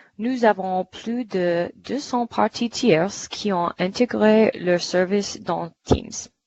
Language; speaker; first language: French; non-native, fluent; English